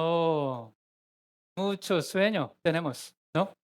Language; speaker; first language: Spanish; non-native, learner; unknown